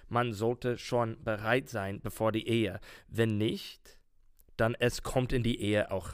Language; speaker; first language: German; non-native, learner; English